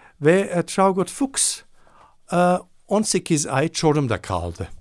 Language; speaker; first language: Turkish; non-native, fluent; German